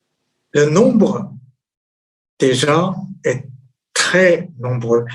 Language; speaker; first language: French; non-native, fluent; Chinese